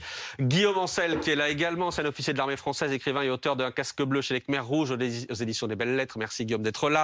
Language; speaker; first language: French; native; French